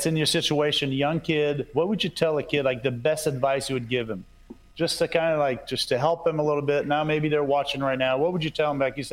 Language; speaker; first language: English; non-native, fluent; French